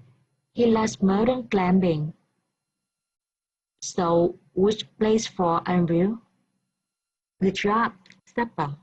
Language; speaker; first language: English; non-native, fluent; Vietnamese